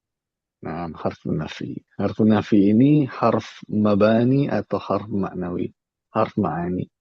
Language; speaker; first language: Arabic; non-native, fluent; Indonesian